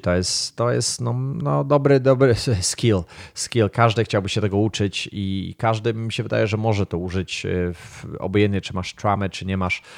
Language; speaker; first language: Polish; native; Polish